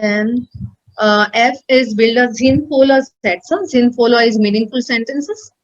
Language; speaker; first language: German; non-native, learner; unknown